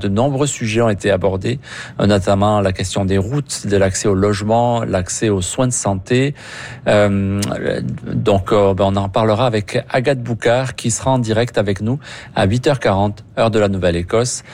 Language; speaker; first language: French; native; French